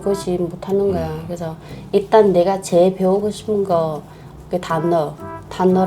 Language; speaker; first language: Korean; non-native, learner; Vietnamese